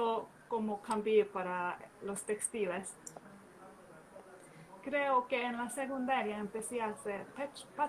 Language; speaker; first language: Spanish; non-native, fluent; Hungarian